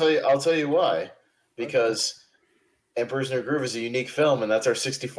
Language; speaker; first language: English; native; English